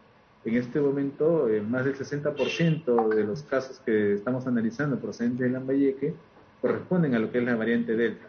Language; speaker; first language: Spanish; native; Spanish